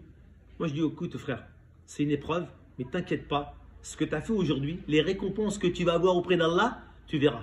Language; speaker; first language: French; native; French